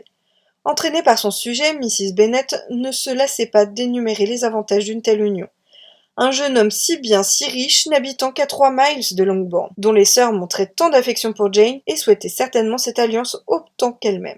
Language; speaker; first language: French; native; French